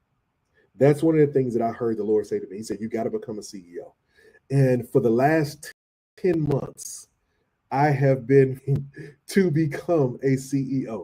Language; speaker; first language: English; native; English